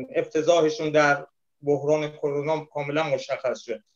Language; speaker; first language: Persian; native; Persian